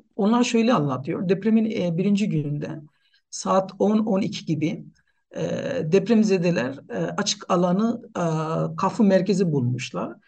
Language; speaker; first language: Turkish; non-native, fluent; Nepali